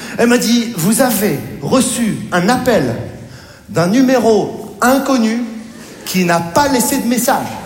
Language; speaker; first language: French; native; French